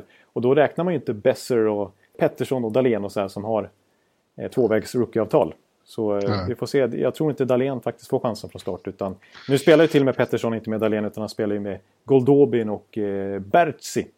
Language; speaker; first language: Swedish; native; Swedish